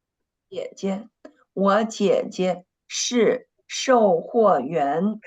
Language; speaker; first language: Chinese; non-native, fluent; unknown